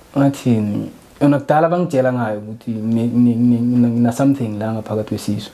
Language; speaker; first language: Zulu; non-native, local second language; Northern Sotho